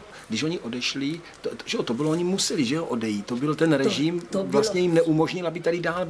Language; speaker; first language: Czech; native; Czech